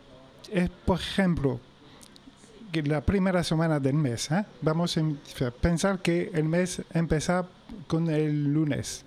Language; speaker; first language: Spanish; non-native, fluent; French